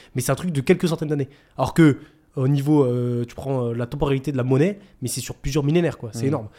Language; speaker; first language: French; native; French